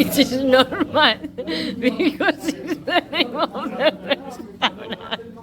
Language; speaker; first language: English; non-native, learner; Spanish